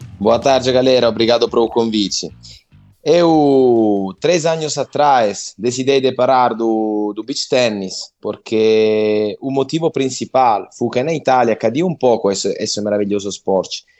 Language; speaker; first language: Portuguese; non-native, learner; Italian